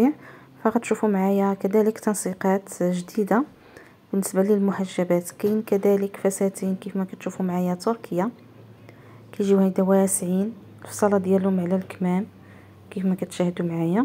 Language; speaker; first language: Arabic; native; Arabic